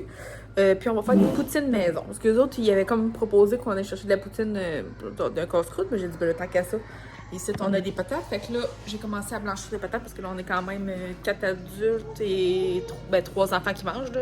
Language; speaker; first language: French; native; French